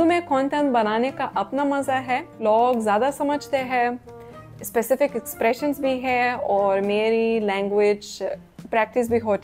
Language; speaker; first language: Hindi; non-native, fluent; Lithuanian